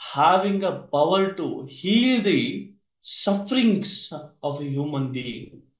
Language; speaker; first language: English; non-native, local second language; Kannada